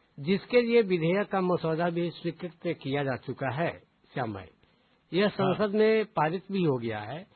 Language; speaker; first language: Hindi; native; Hindi